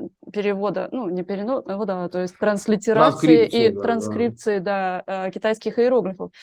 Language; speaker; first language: Russian; native; Russian